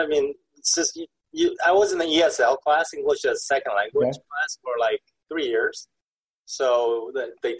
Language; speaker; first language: English; early bilingual, other home language; Korean